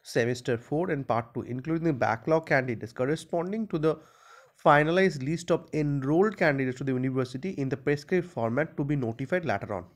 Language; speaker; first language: English; non-native, local second language; Bangla